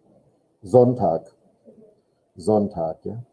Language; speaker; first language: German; non-native, fluent; English